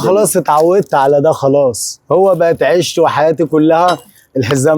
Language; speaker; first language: Arabic; native; Arabic